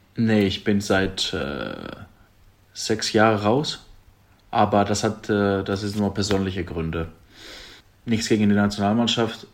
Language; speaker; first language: German; non-native, fluent; Greek